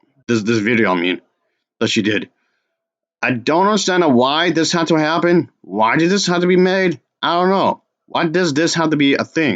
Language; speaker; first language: English; native; English